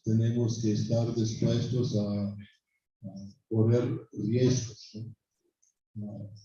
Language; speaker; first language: Spanish; non-native, fluent; English